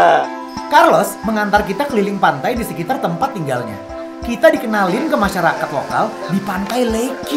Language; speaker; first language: Indonesian; native; Indonesian